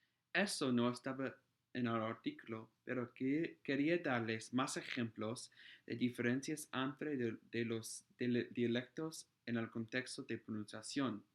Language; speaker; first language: Spanish; non-native, fluent; English